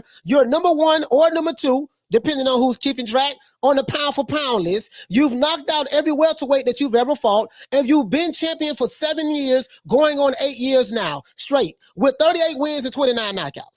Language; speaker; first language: English; native; English